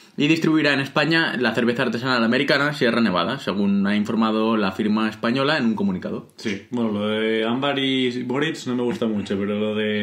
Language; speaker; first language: Spanish; native; Spanish